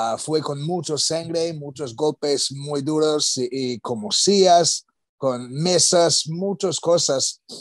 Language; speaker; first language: Spanish; non-native, learner; English